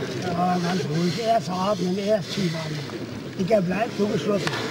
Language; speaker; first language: German; native; German